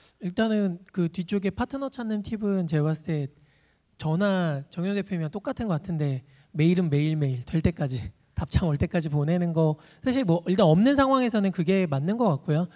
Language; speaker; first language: Korean; native; Korean